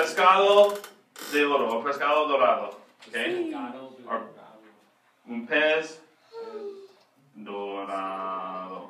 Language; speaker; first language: Spanish; non-native, fluent; English